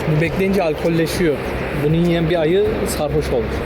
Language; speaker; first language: Turkish; native; Turkish